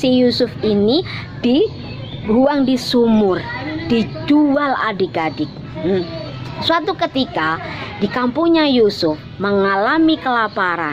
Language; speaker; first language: Indonesian; non-native, local second language; Javanese